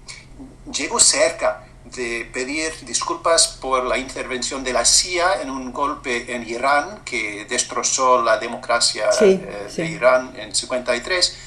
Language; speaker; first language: Spanish; non-native, fluent; English